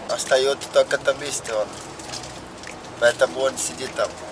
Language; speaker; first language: Russian; non-native, learner; Portuguese